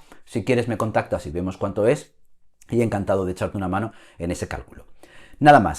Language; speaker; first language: Spanish; native; Spanish